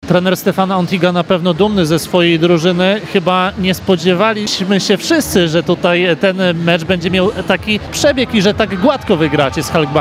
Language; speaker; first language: Polish; native; Polish